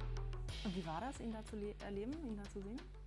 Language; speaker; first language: German; native; German